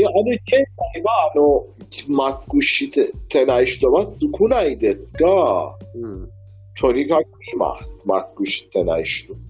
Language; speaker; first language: Japanese; non-native, learner; Persian